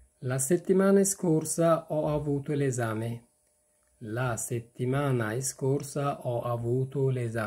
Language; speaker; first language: Italian; non-native, fluent; Persian